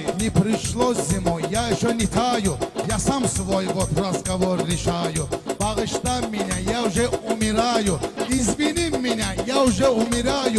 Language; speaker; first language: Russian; non-native, learner; Azerbaijani